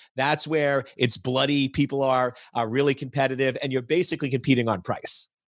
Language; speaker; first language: English; native; English